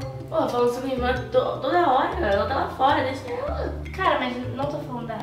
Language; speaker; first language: Portuguese; native; Portuguese